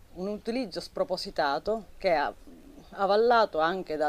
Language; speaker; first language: Italian; native; Italian